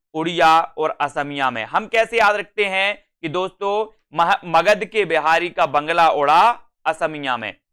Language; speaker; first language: Hindi; native; Hindi